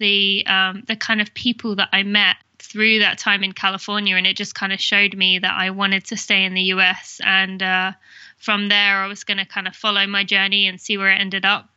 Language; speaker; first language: English; native; English